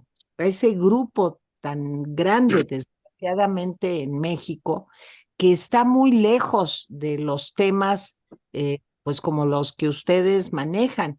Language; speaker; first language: Spanish; native; Spanish